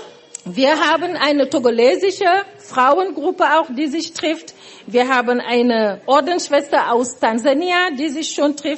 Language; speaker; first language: German; non-native, fluent; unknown